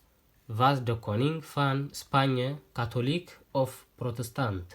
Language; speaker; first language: Dutch; non-native, learner; Tigrinya